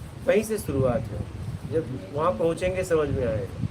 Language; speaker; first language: Hindi; native; Hindi